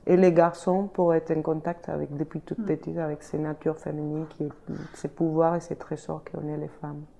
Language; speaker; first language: French; non-native, fluent; Spanish